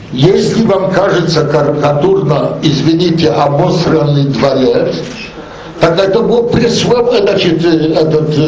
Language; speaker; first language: Russian; non-native, fluent; Polish